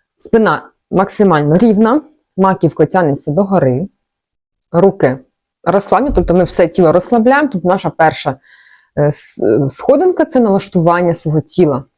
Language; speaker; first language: Ukrainian; non-native, local second language; Russian